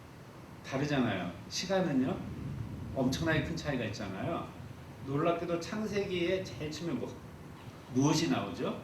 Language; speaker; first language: Korean; native; Korean